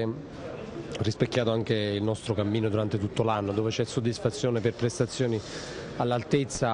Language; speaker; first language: Italian; native; Italian